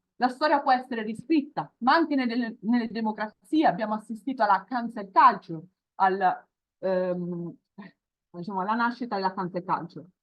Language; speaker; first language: Italian; native; Italian